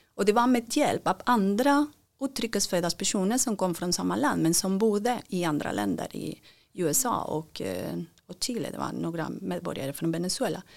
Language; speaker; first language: Swedish; non-native, fluent; Spanish